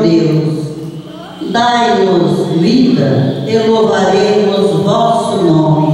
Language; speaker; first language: Portuguese; native; Portuguese